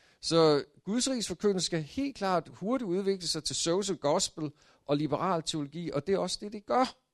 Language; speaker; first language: Danish; native; Danish